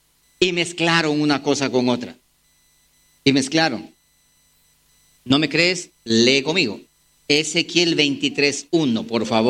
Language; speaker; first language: Spanish; native; Spanish